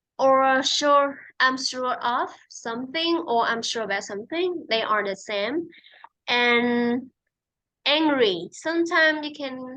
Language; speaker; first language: English; non-native, fluent; Vietnamese